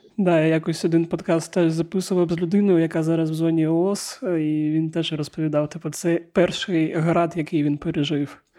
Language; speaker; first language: Ukrainian; native; Ukrainian